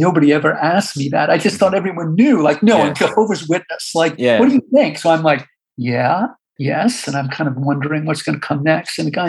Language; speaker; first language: English; native; English